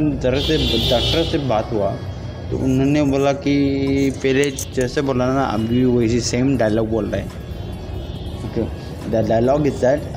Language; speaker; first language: Hindi; non-native, local second language; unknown